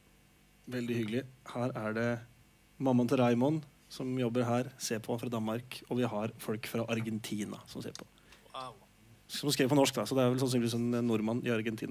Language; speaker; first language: Norwegian; native; Norwegian